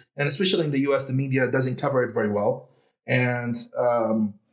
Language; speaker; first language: English; early bilingual, heritage; Arabic